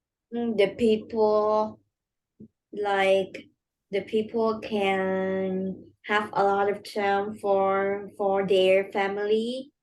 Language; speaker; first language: English; non-native, learner; Vietnamese